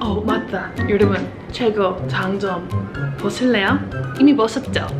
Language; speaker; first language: Korean; non-native, fluent; English